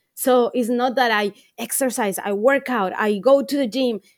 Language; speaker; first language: English; non-native, fluent; Spanish